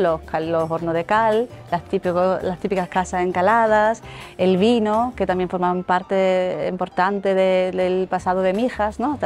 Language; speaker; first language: Spanish; native; Spanish